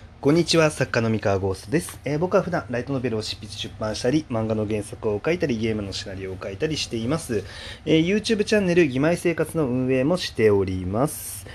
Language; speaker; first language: Japanese; native; Japanese